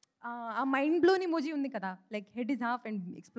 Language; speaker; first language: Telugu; non-native, learner; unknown